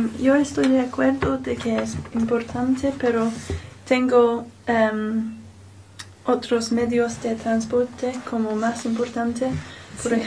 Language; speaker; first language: Spanish; non-native, learner; English